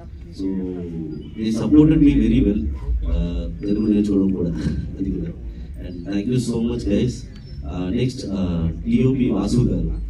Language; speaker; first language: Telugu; non-native, learner; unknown